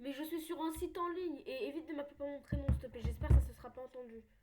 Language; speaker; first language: French; native; French